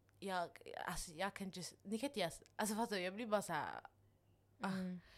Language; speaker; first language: Swedish; non-native, local second language; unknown